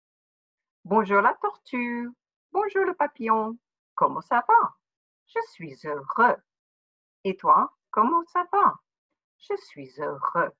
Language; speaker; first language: French; non-native, fluent; English